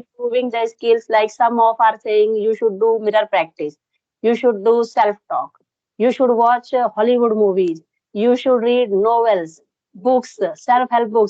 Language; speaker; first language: English; non-native, local second language; Hindi